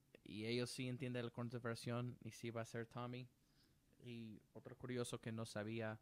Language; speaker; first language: Spanish; non-native, learner; English